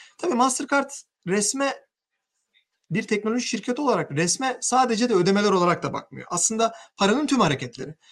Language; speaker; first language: Turkish; native; Turkish